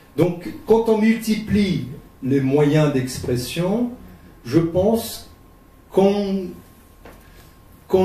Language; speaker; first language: French; non-native, fluent; Portuguese